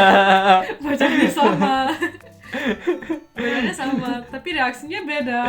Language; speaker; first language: Indonesian; non-native, fluent; Turkish